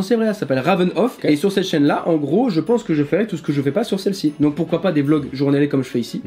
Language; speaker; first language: French; native; French